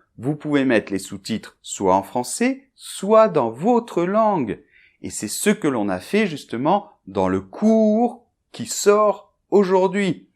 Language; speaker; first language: French; native; French